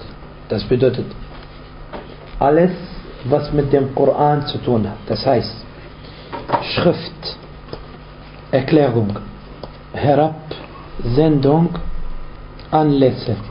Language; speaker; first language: German; non-native, fluent; Arabic